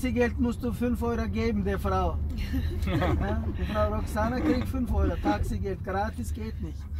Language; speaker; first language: German; non-native, fluent; Turkish